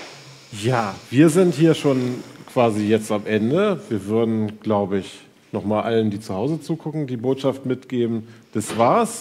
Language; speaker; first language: German; native; German